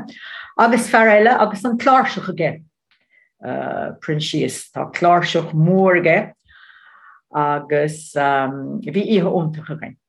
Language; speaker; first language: Irish; non-native, learner; Dutch